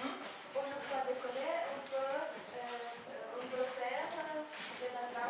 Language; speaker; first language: French; non-native, learner; Ukrainian